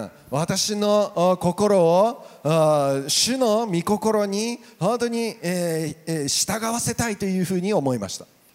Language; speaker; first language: Japanese; native; Japanese